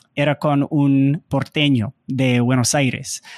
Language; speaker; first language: Spanish; non-native, learner; English